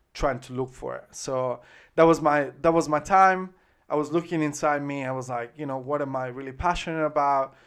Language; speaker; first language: English; non-native, fluent; Italian